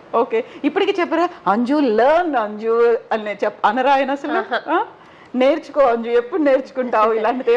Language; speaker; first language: Telugu; native; Telugu